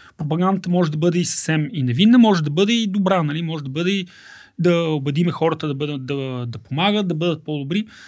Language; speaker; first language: Bulgarian; native; Bulgarian